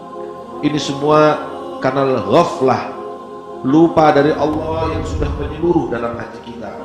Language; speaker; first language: Indonesian; native; Indonesian